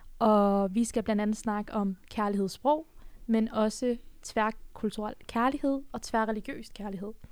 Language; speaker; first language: Danish; early bilingual, other home language; Persian